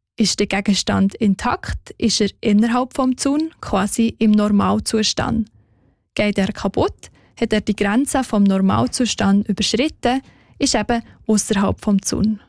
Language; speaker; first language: German; native; German